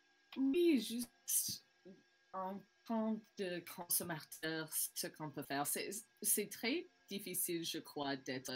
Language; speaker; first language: French; non-native, local second language; English